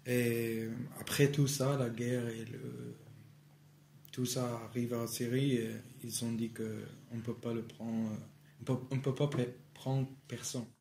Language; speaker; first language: French; non-native, learner; Arabic